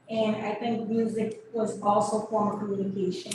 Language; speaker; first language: English; early bilingual, other home language; Kabuverdianu